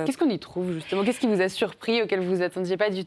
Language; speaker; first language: French; native; French